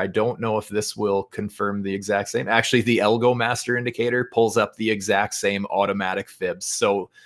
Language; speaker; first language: English; native; English